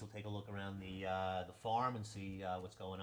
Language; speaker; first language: English; native; English